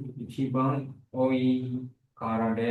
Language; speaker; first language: Japanese; non-native, learner; Indonesian